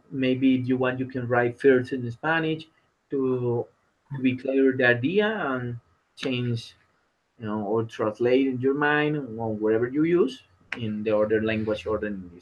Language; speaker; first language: English; non-native, learner; Spanish